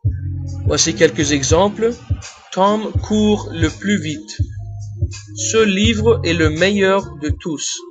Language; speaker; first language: French; non-native, fluent; English